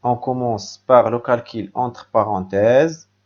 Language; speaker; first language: French; non-native, local second language; Arabic